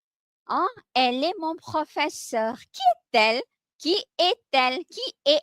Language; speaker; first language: French; non-native, fluent; Malay